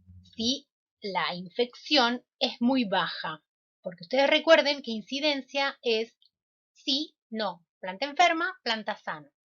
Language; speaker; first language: Spanish; native; Spanish